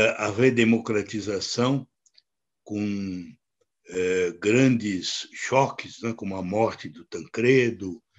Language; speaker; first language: Portuguese; native; Portuguese